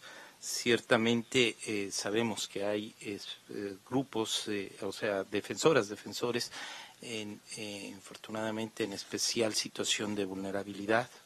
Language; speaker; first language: Spanish; native; Spanish